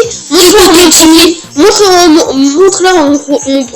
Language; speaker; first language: French; early bilingual, other home language; Romanian